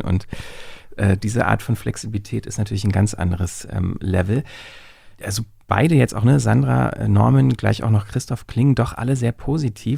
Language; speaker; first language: German; native; German